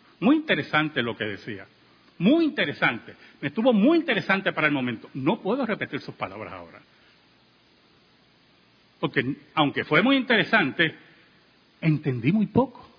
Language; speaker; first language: Spanish; native; Spanish